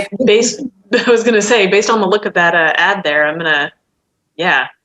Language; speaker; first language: English; native; English